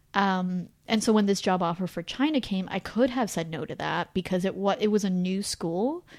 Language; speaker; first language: English; native; English